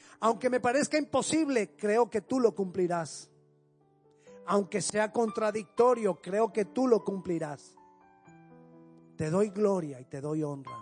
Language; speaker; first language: Spanish; native; Spanish